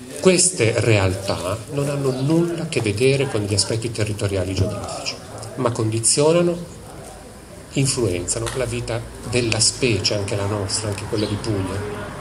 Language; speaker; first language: Italian; native; Italian